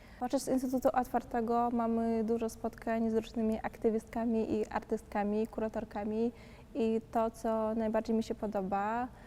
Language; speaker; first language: Polish; non-native, fluent; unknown